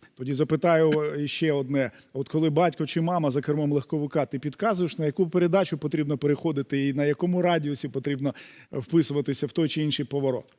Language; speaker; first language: Ukrainian; native; Ukrainian